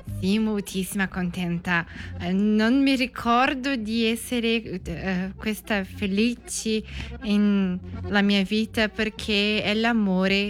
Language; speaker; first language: Italian; non-native, learner; Portuguese